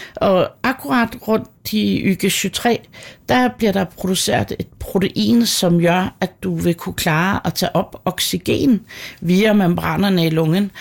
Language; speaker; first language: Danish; native; Danish